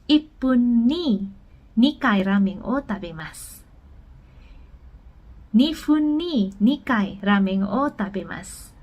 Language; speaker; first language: Japanese; non-native, fluent; Indonesian